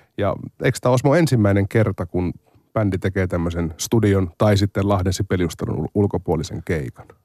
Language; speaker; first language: Finnish; native; Finnish